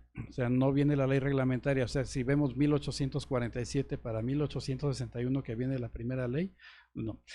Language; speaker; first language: Spanish; native; Spanish